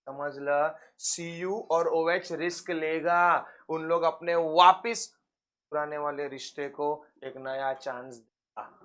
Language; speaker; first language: Hindi; non-native, local second language; Marathi